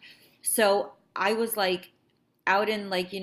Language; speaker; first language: English; native; English